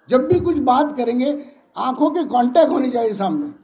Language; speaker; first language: Hindi; non-native, local second language; Marathi